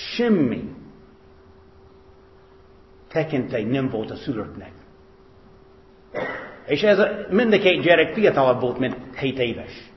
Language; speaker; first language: Hungarian; non-native, fluent; English